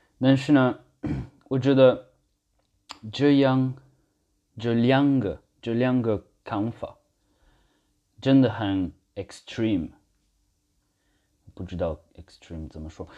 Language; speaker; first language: Chinese; non-native, learner; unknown